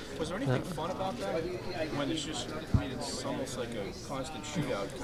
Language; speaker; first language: English; native; English